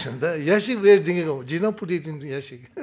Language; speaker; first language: Russian; non-native, learner; Tibetan